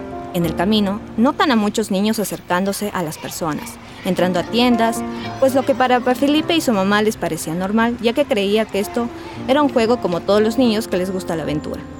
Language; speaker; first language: Spanish; native; Spanish